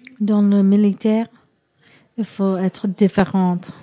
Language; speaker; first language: French; non-native, learner; English